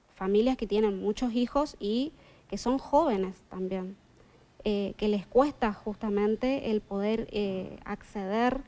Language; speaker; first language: Spanish; native; Spanish